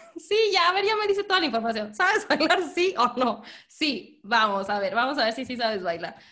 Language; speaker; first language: Spanish; native; Spanish